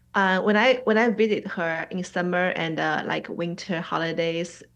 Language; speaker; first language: English; non-native, fluent; Chinese